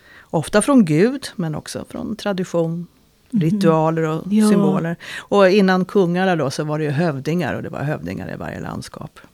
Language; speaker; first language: Swedish; native; Swedish